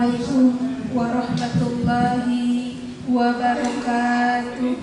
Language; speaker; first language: Indonesian; native; Indonesian